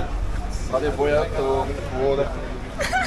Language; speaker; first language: Spanish; non-native, learner; Arabic